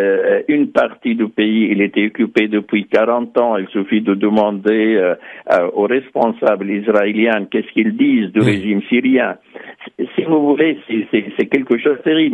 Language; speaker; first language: French; non-native, fluent; Arabic